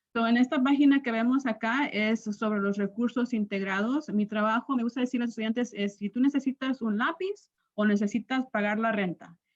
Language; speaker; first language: Spanish; early bilingual, other home language; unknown